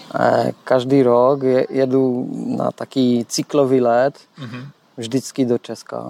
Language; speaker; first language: Czech; non-native, learner; Polish